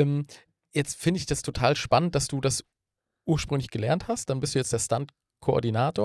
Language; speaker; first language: German; native; German